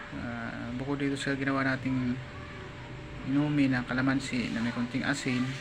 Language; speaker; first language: Filipino; non-native, local second language; Bikol